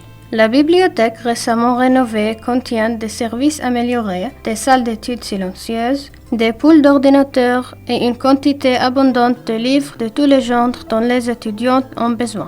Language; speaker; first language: French; non-native, learner; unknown